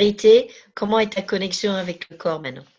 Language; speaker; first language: French; native; French